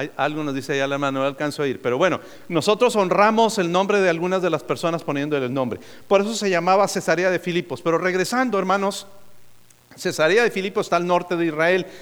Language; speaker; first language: Spanish; native; Spanish